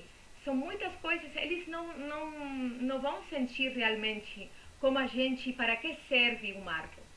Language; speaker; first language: Portuguese; non-native, fluent; Spanish